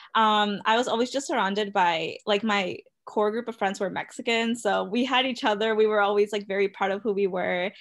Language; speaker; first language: English; early bilingual, other home language; Spanish